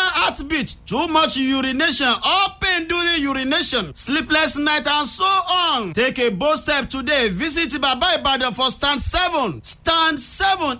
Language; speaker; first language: Nigerian Pidgin; native; Nigerian Pidgin